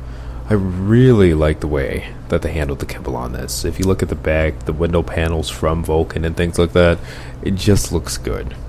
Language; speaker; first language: English; native; English